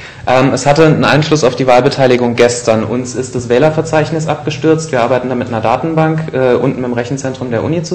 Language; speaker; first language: German; native; German